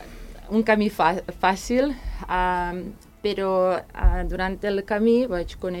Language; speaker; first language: Catalan; non-native, fluent; Serbian